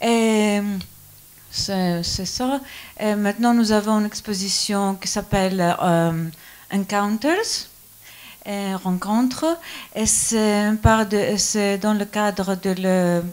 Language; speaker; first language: French; non-native, learner; Greek